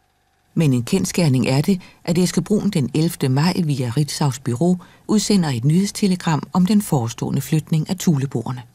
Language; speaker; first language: Danish; native; Danish